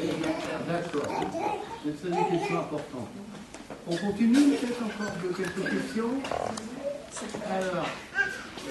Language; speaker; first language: French; native; French